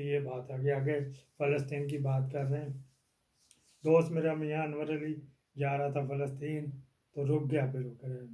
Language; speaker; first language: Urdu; non-native, local second language; Punjabi